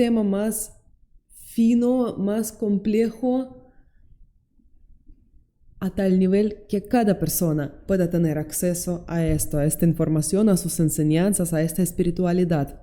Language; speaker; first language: Spanish; non-native, fluent; Russian